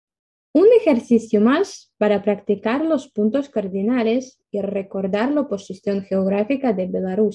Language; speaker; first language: Spanish; non-native, fluent; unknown